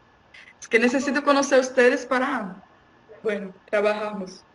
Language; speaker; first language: Spanish; non-native, fluent; Portuguese